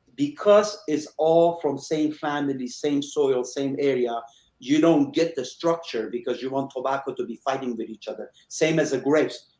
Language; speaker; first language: English; early bilingual, other home language; Persian